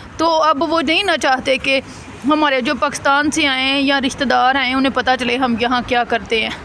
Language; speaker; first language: Urdu; non-native, local second language; Punjabi